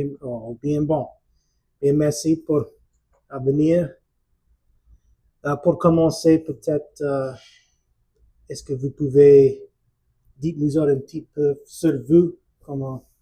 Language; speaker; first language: French; non-native, learner; English